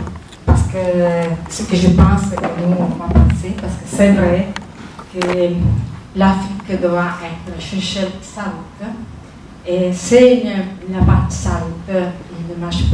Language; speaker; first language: French; non-native, learner; Spanish